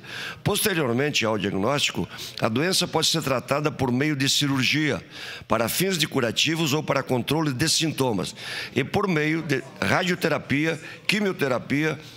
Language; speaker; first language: Portuguese; native; Portuguese